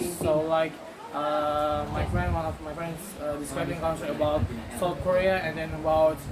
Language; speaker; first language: English; non-native, learner; Indonesian